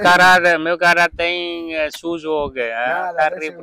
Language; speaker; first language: Portuguese; non-native, learner; Vietnamese